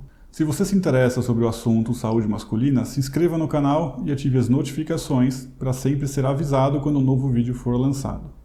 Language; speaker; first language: Portuguese; native; Portuguese